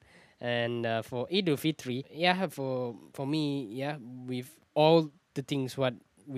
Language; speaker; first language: English; non-native, local second language; Malay